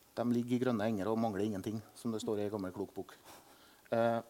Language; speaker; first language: Norwegian; native; Norwegian